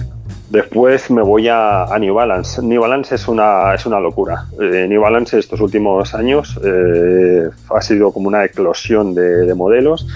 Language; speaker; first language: Spanish; native; Spanish